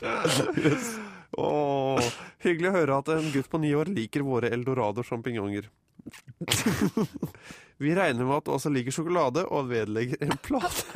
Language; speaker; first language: Norwegian; native; Norwegian